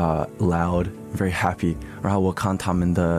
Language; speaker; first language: Chinese; early bilingual, heritage; English